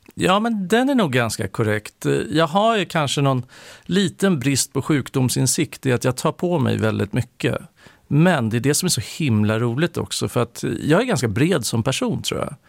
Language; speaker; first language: Swedish; native; Swedish